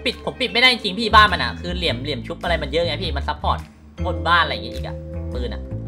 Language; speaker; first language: Thai; native; Thai